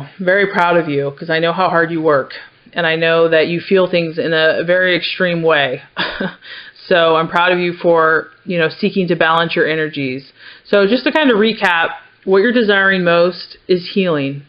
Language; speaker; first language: English; native; English